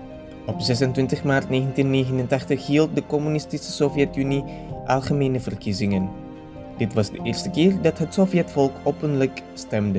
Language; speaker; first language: Dutch; non-native, fluent; Indonesian